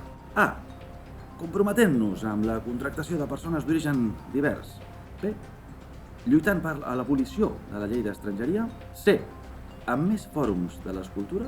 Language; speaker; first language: Catalan; native; Catalan